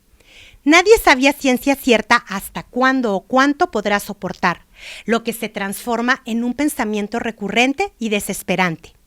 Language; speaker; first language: Spanish; native; Spanish